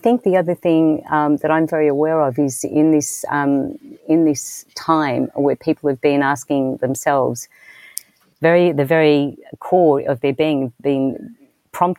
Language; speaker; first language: English; native; English